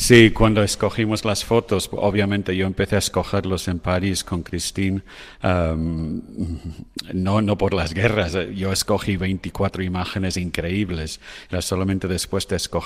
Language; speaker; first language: Spanish; non-native, fluent; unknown